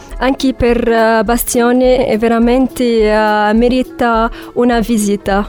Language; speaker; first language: Italian; non-native, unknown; Arabic